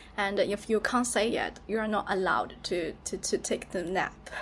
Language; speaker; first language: English; non-native, fluent; Chinese